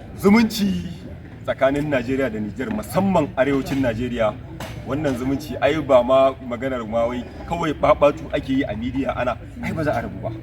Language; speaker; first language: Hausa; non-native, local second language; Kanuri